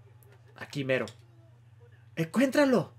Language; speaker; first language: Spanish; early bilingual, heritage; Spanish